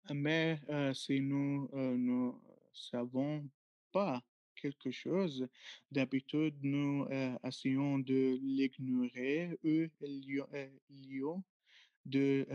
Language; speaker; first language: French; non-native, fluent; Arabic